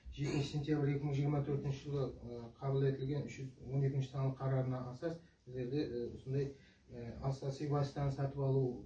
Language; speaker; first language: Uzbek; non-native, local second language; Kara-Kalpak